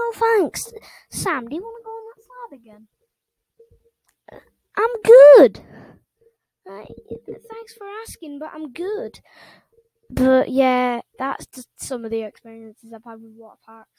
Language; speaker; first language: English; native; English